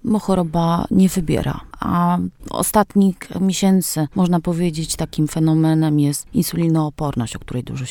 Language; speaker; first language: Polish; native; Polish